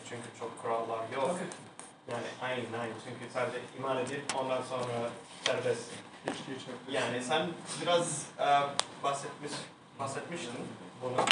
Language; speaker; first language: Turkish; non-native, fluent; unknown